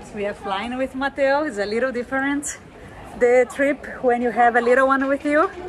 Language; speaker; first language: English; non-native, fluent; Portuguese